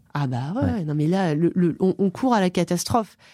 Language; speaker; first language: French; native; French